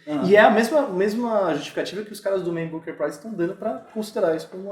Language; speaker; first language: Portuguese; native; Portuguese